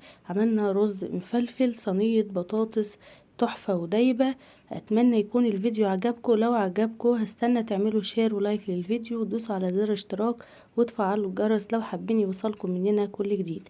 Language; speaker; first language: Arabic; native; Arabic